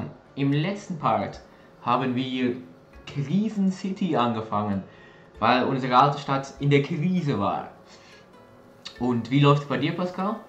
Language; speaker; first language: German; native; German